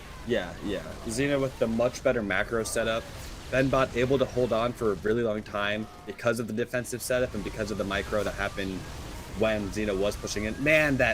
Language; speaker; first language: English; native; English